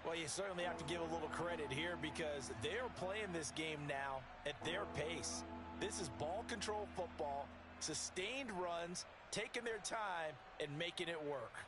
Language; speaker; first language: English; native; English